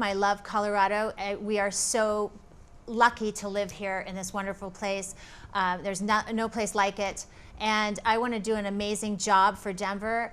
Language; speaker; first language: English; native; English